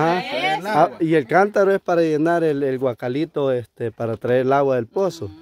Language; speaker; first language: Spanish; native; Spanish